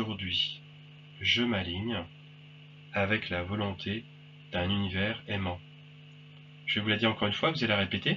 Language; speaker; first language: French; native; French